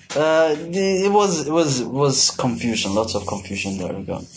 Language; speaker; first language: English; non-native, fluent; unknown